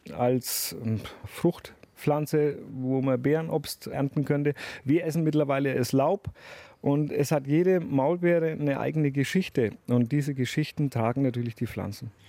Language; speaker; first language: German; native; German